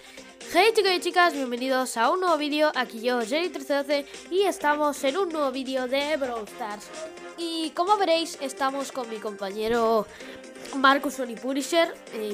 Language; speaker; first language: Spanish; native; Spanish